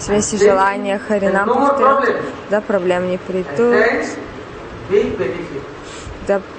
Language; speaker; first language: Russian; native; Russian